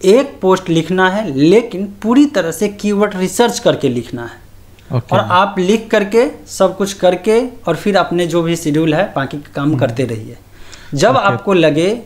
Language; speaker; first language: Hindi; native; Hindi